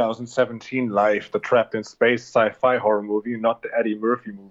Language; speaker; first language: English; non-native, fluent; German